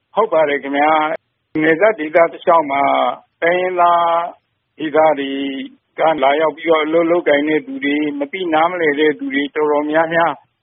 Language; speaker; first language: Burmese; native; Burmese